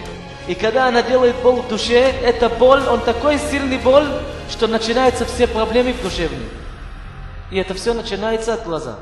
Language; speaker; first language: Russian; non-native, fluent; Hebrew